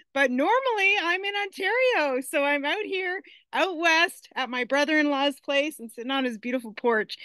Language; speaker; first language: English; native; English